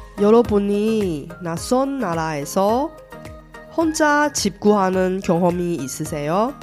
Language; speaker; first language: Korean; non-native, fluent; Chinese